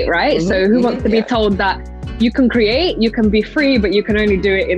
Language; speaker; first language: English; native; English